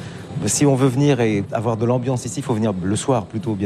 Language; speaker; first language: French; native; French